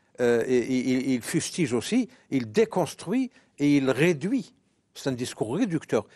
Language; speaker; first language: French; non-native, local second language; Arabic